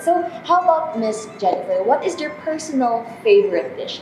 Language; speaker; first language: English; non-native, local second language; Filipino